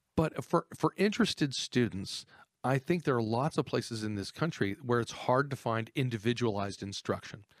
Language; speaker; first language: English; native; English